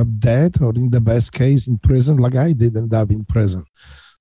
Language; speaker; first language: English; non-native, fluent; Polish